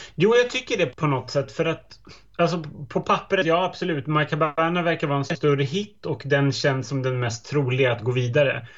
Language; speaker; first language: Swedish; native; Swedish